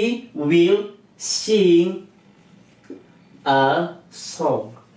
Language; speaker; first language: English; non-native, learner; Indonesian